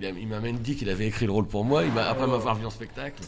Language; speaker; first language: French; native; French